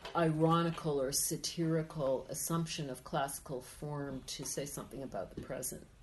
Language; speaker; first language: English; native; English